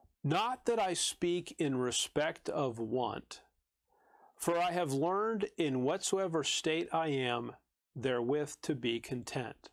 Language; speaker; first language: English; native; English